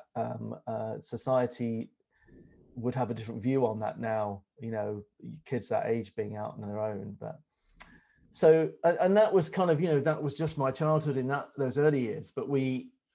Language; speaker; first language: English; native; English